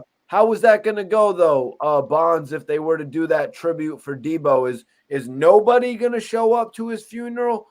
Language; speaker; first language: English; native; English